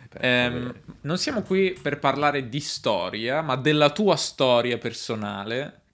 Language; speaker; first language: Italian; native; Italian